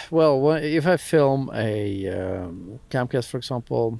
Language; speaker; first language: English; non-native, fluent; Swedish